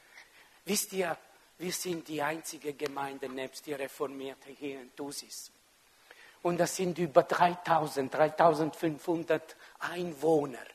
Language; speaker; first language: German; non-native, local second language; French